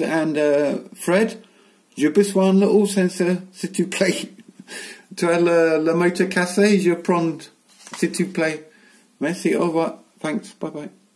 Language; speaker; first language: French; non-native, learner; English